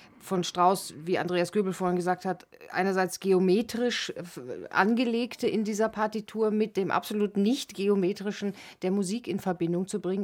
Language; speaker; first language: German; native; German